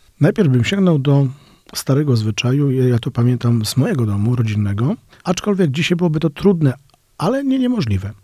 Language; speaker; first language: Polish; native; Polish